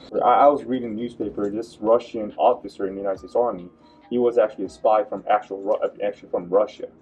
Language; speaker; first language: English; non-native, learner; Korean